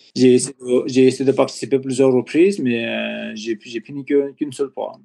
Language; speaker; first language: French; non-native, learner; Nepali